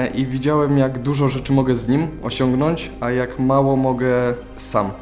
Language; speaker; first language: Polish; native; Polish